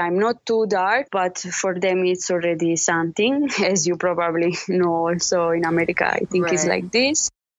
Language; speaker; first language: English; non-native, learner; Italian